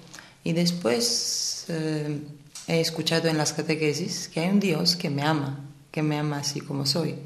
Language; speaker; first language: Spanish; non-native, fluent; Armenian